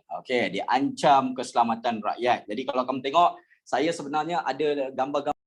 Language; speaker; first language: Malay; native; Malay